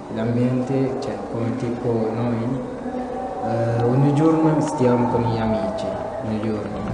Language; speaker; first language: Italian; non-native, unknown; Wolof